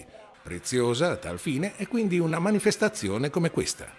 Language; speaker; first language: Italian; native; Italian